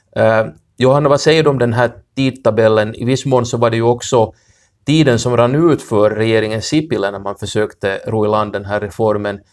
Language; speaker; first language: Swedish; native; Swedish